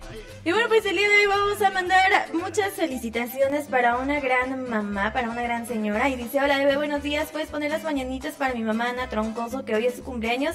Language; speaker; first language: Spanish; native; Spanish